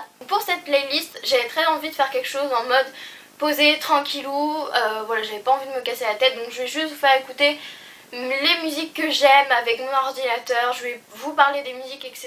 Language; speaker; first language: French; native; French